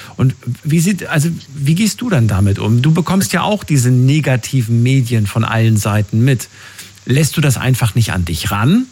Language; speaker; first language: German; native; German